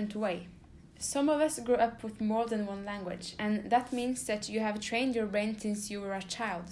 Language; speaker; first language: English; non-native, fluent; Norwegian